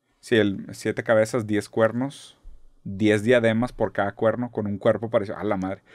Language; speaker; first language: Spanish; non-native, fluent; German